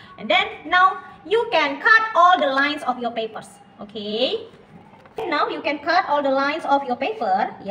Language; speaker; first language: English; non-native, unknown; Indonesian